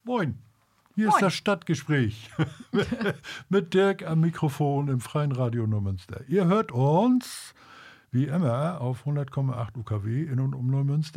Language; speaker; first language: German; native; German